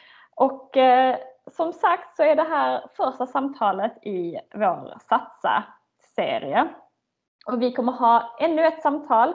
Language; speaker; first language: Swedish; native; Swedish